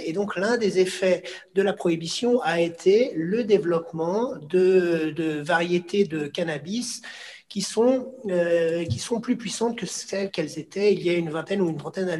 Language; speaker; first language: French; native; French